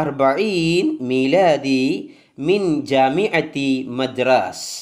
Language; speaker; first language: Arabic; non-native, fluent; Malayalam